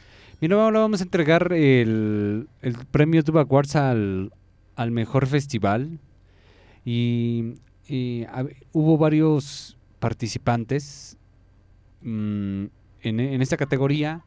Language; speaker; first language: Spanish; native; Spanish